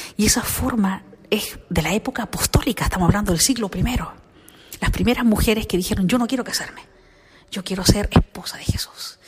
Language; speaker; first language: Spanish; native; Spanish